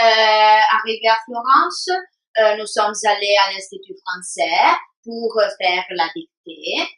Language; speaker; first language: French; non-native, learner; Italian